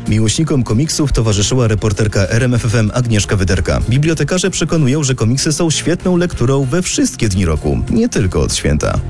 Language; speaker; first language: Polish; native; Polish